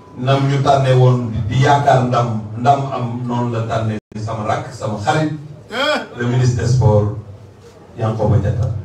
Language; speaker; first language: Wolof; non-native, local second language; Serer